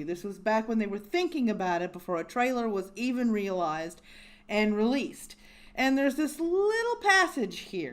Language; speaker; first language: English; native; English